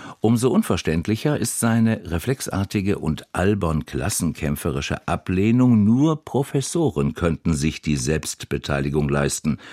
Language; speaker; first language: German; native; German